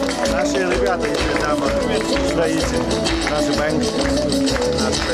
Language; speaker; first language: Russian; non-native, local second language; Kyrgyz